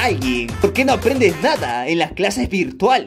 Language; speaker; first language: Spanish; native; Spanish